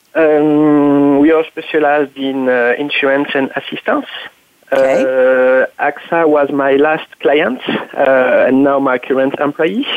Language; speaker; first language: English; non-native, fluent; French